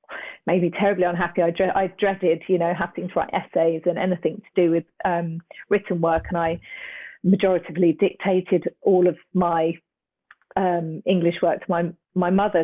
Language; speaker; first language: English; native; English